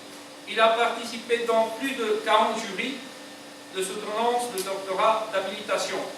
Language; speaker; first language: French; non-native, fluent; Bulgarian